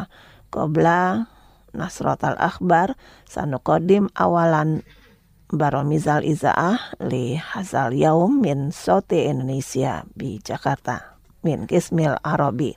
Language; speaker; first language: Arabic; non-native, fluent; Indonesian